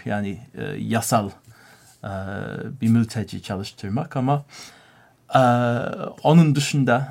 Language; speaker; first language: Turkish; non-native, learner; English